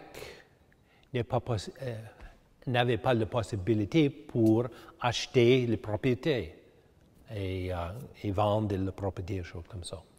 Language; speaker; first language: French; early bilingual, heritage; English